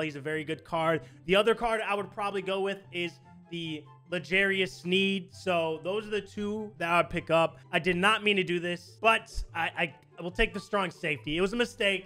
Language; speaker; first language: English; native; English